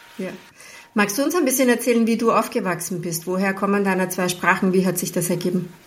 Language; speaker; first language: German; native; German